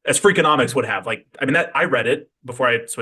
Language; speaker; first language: English; native; English